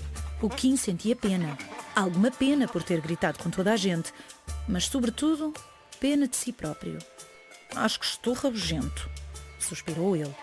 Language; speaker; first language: Portuguese; native; Portuguese